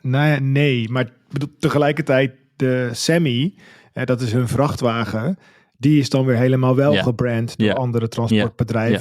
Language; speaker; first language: Dutch; native; Dutch